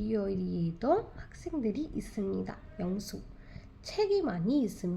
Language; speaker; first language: Korean; non-native, fluent; Hindi